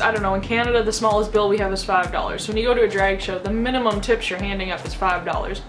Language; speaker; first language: English; native; English